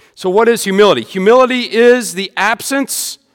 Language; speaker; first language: English; native; English